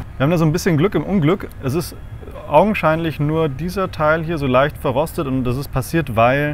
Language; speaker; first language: German; native; German